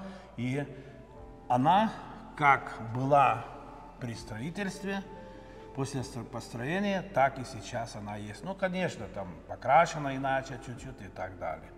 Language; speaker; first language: Russian; non-native, local second language; Lithuanian